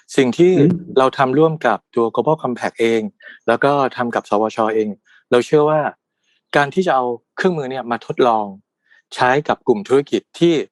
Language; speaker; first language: Thai; native; Thai